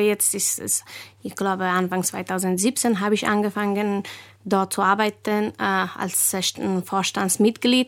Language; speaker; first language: German; non-native, fluent; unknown